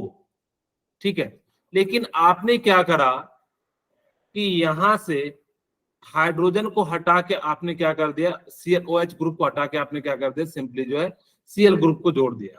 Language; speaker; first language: Hindi; native; Hindi